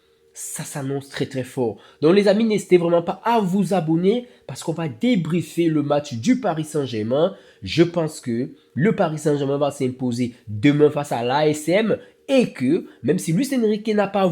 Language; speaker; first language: French; native; French